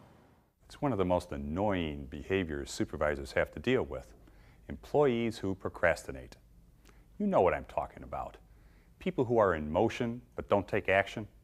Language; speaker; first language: English; native; English